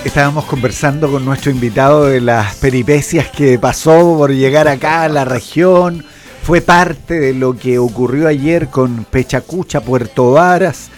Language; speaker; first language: Spanish; native; Spanish